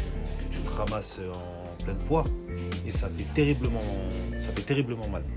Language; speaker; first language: French; native; French